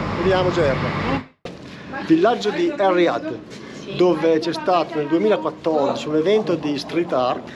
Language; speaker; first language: Italian; native; Italian